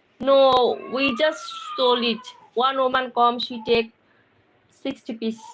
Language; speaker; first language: English; non-native, learner; Bangla